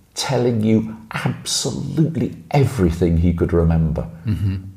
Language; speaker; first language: English; native; English